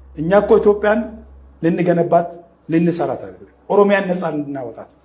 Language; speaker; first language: Amharic; non-native, local second language; Oromo